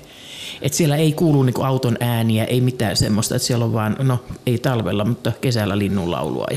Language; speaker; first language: Finnish; native; Finnish